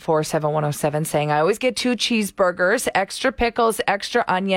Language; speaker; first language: English; native; English